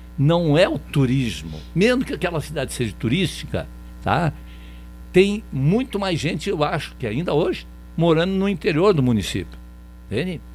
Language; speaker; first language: Portuguese; native; Portuguese